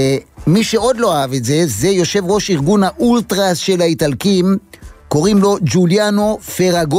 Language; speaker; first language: Hebrew; native; Hebrew